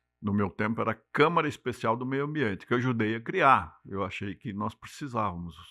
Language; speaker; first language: Portuguese; native; Portuguese